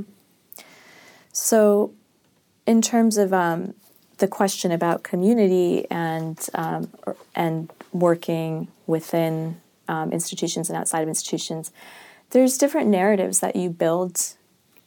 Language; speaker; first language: English; non-native, local second language; Urdu